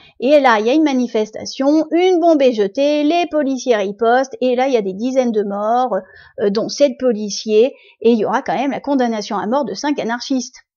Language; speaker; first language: French; native; French